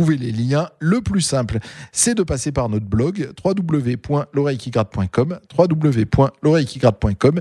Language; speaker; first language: French; native; French